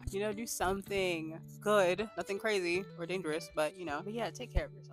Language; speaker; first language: English; native; English